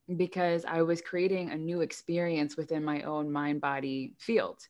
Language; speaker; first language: English; native; English